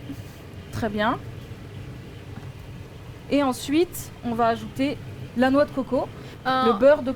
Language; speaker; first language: French; native; French